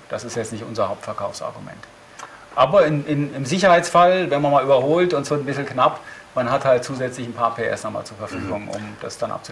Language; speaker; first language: German; native; German